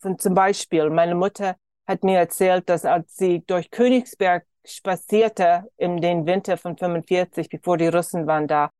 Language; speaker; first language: German; early bilingual, heritage; German